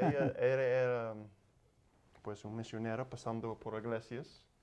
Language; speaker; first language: Spanish; non-native, learner; English